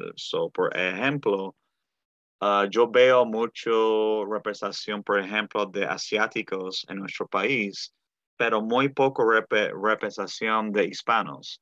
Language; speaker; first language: Spanish; early bilingual, heritage; Spanish